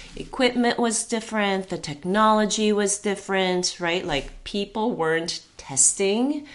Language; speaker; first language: English; early bilingual, heritage; Chinese